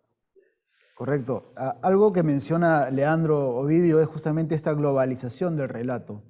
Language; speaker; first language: Spanish; native; Spanish